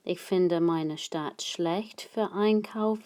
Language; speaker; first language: German; non-native, fluent; English